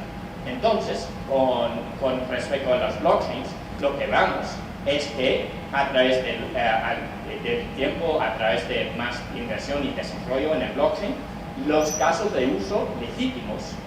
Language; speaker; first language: Spanish; non-native, fluent; English